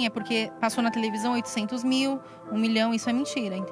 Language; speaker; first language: Portuguese; native; Portuguese